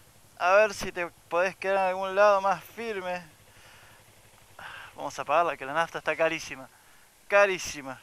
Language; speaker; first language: Spanish; native; Spanish